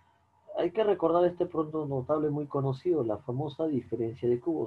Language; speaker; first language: Spanish; native; Spanish